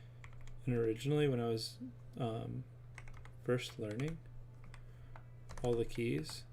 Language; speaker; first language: English; native; English